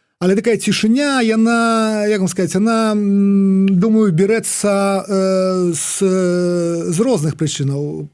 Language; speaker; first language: Belarusian; non-native, local second language; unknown